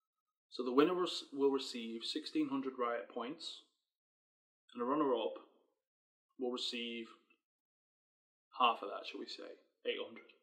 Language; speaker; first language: English; native; English